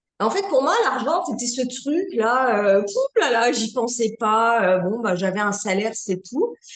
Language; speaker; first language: French; native; French